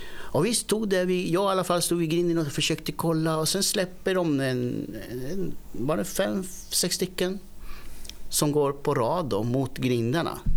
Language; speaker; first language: Swedish; early bilingual, other home language; Spanish